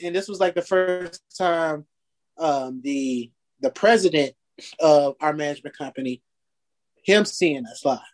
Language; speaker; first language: English; native; English